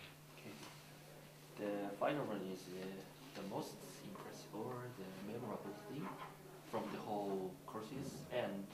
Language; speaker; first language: English; non-native, learner; Korean